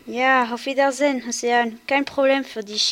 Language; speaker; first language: German; non-native, learner; French